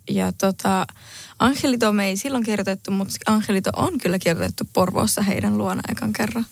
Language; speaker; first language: Finnish; early bilingual, heritage; Spanish